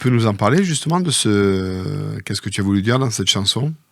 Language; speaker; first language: French; native; French